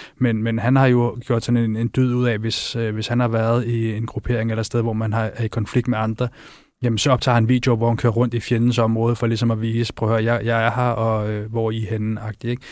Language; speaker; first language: Danish; native; Danish